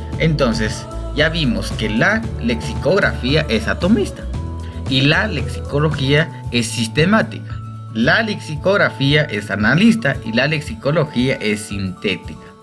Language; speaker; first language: Spanish; non-native, local second language; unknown